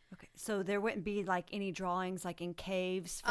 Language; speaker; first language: English; native; English